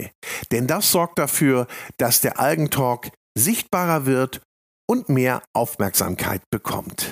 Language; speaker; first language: German; native; German